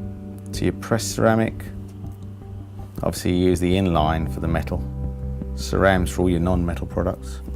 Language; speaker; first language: English; native; English